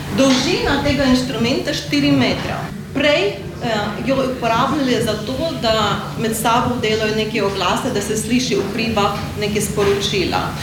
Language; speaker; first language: Slovenian; non-native, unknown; Ukrainian